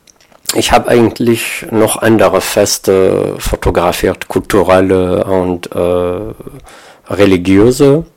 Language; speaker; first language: German; non-native, fluent; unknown